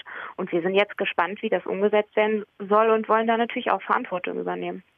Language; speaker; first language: German; native; German